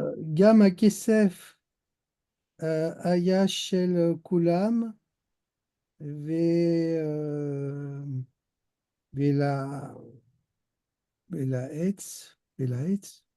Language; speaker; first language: Hebrew; non-native, learner; French